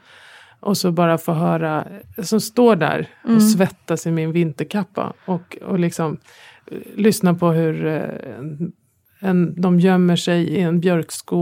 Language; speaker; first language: Swedish; native; Swedish